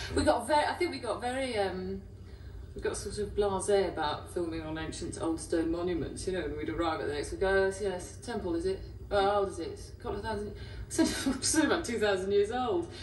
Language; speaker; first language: English; native; English